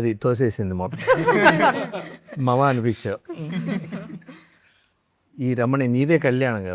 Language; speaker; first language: Telugu; native; Telugu